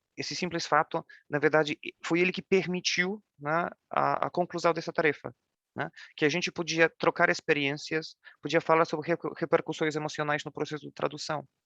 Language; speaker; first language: Portuguese; non-native, fluent; Polish